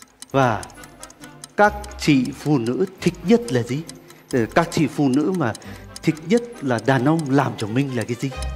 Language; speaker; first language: Vietnamese; non-native, fluent; Turkish